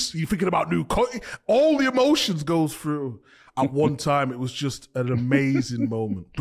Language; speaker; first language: English; native; English